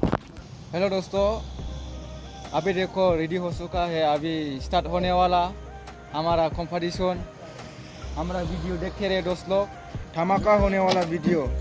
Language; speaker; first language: Hindi; non-native, local second language; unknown